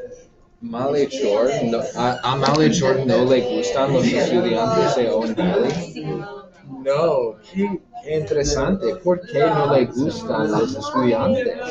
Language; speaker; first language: Spanish; non-native, fluent; English